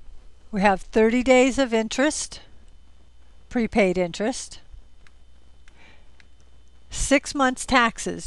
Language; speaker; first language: English; native; English